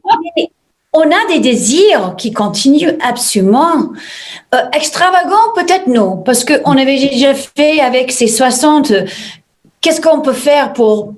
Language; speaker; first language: French; non-native, fluent; English